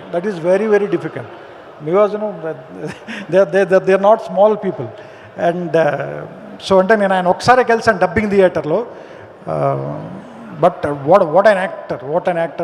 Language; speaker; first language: Telugu; native; Telugu